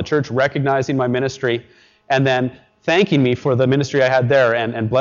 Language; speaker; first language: English; native; English